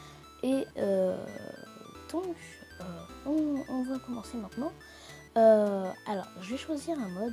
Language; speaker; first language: French; native; French